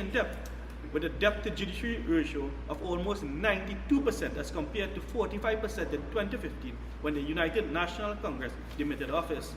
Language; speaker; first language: English; native; English